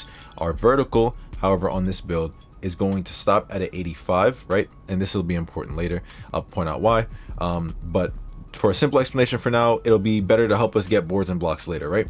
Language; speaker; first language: English; native; English